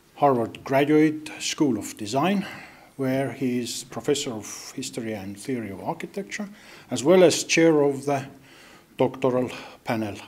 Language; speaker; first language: English; non-native, fluent; Estonian